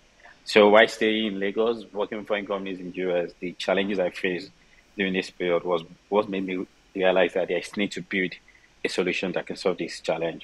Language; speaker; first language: English; non-native, local second language; Yoruba